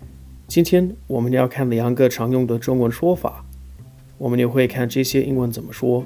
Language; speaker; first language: Chinese; non-native, fluent; English